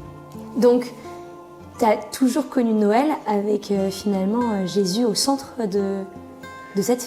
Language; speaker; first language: French; native; French